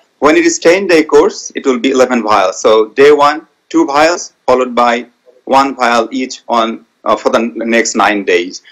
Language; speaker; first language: English; non-native, local second language; Bangla